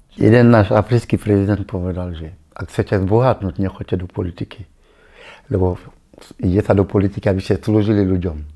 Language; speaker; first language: Slovak; non-native, fluent; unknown